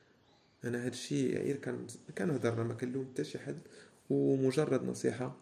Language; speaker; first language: Arabic; native; Arabic